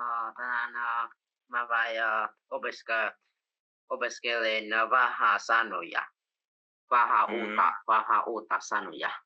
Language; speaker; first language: Finnish; non-native, learner; Vietnamese